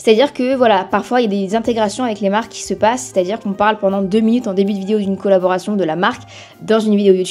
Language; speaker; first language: French; native; French